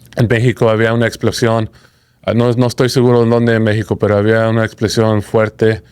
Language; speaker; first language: Spanish; early bilingual, heritage; Spanish